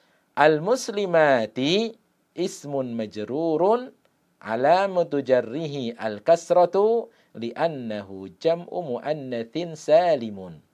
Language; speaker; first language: Arabic; non-native, fluent; Indonesian